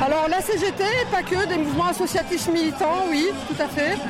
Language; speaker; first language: French; native; French